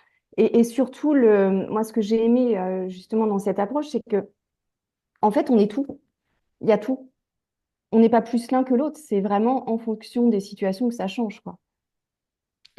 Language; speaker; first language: French; native; French